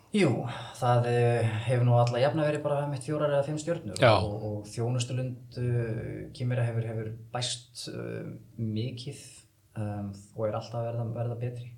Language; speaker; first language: Icelandic; early bilingual, heritage; Icelandic